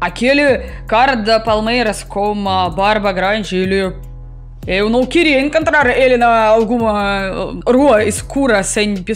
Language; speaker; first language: Portuguese; non-native, learner; Russian